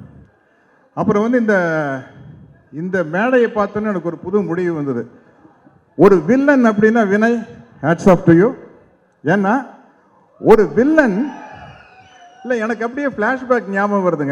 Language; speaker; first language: Tamil; native; Tamil